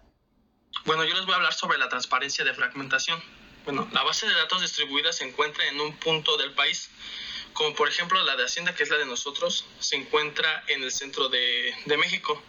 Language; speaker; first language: Spanish; native; Spanish